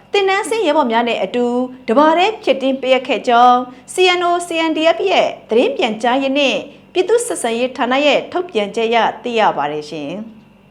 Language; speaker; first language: Burmese; native; Burmese